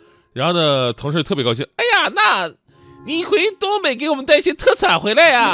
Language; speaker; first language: Chinese; native; Chinese